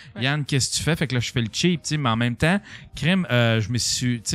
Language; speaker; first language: French; native; French